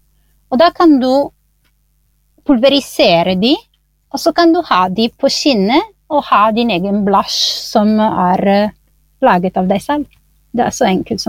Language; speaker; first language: Norwegian; non-native, fluent; Italian